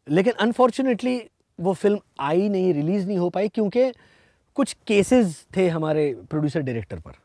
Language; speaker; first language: Hindi; non-native, local second language; Marathi